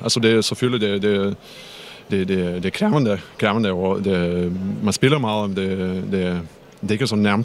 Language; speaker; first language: Danish; non-native, fluent; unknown